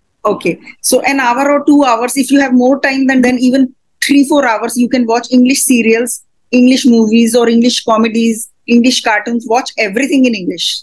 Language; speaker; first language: English; non-native, local second language; Hindi